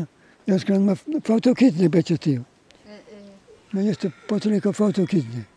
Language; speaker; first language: Nepali; non-native, learner; English